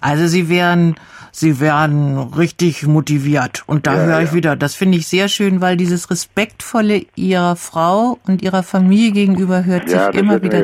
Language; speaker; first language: German; native; German